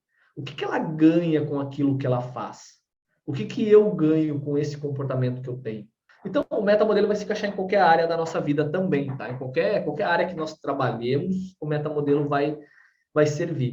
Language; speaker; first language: Portuguese; native; Portuguese